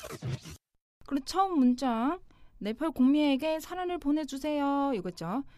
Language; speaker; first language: Korean; non-native, local second language; Chinese